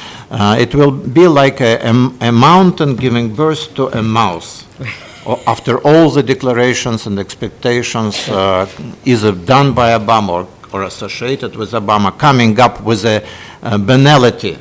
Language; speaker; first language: English; non-native, fluent; Russian